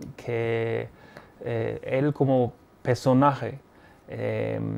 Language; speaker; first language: Spanish; non-native, fluent; German